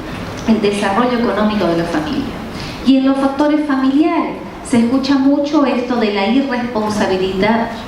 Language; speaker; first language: Spanish; native; Spanish